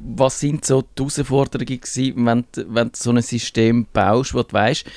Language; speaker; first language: German; native; German